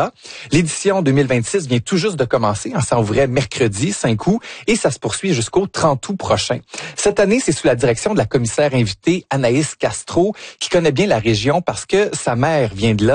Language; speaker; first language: French; native; French